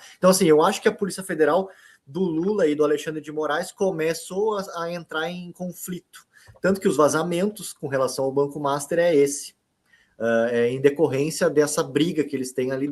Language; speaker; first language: Portuguese; native; Portuguese